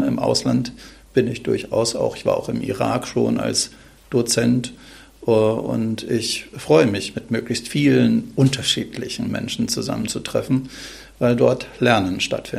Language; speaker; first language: German; native; German